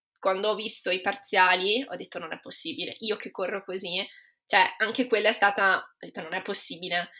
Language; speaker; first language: Italian; native; Italian